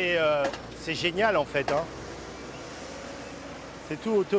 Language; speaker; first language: French; native; French